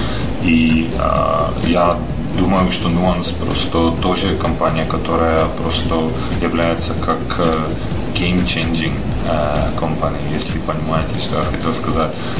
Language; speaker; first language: Russian; non-native, fluent; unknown